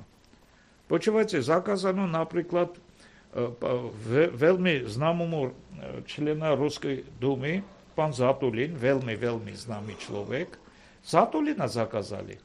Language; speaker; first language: Slovak; non-native, fluent; Armenian